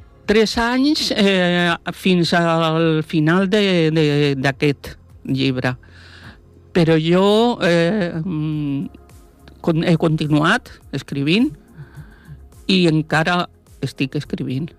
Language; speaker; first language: Catalan; non-native, local second language; Spanish